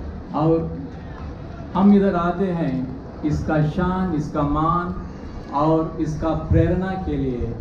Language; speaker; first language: Hindi; non-native, local second language; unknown